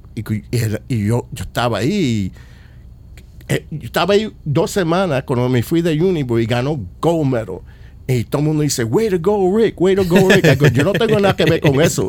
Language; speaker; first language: Spanish; early bilingual, heritage; Spanish